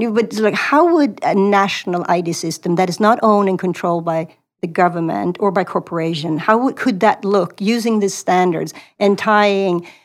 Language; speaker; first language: English; non-native, fluent; Swedish